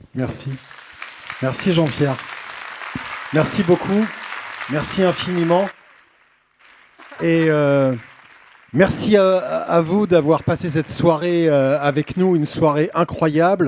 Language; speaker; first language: French; native; French